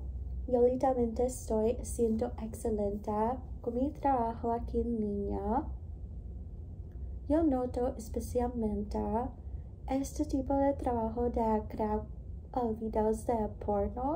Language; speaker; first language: Spanish; non-native, learner; English